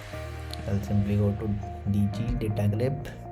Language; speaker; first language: English; non-native, local second language; Hindi